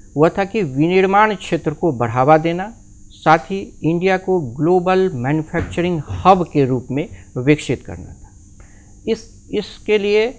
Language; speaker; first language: Hindi; native; Hindi